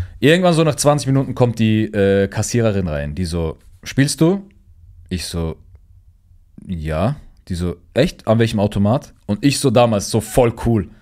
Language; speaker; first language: German; early bilingual, other home language; Turkish